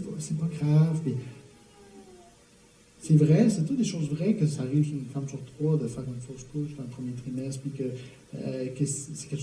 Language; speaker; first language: French; native; French